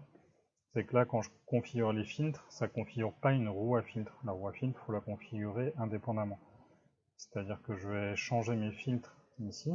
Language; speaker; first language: French; native; French